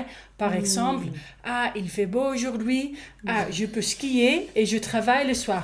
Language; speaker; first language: French; non-native, learner; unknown